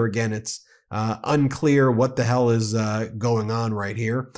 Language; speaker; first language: English; native; English